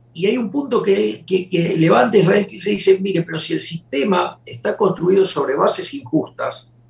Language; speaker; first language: Spanish; native; Spanish